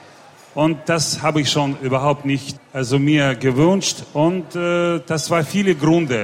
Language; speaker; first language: German; non-native, fluent; Russian